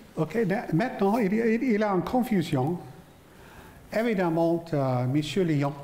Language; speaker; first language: French; non-native, fluent; English